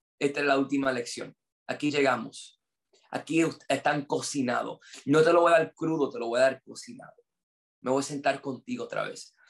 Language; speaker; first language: Spanish; non-native, fluent; English